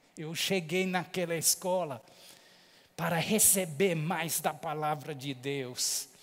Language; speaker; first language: Portuguese; non-native, fluent; English